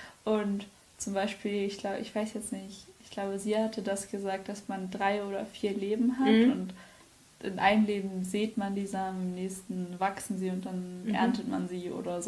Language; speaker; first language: German; native; German